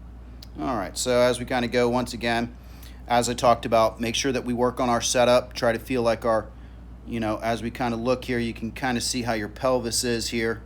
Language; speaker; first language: English; native; English